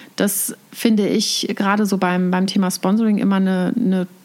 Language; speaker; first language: German; native; German